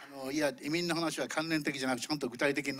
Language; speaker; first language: Japanese; native; Japanese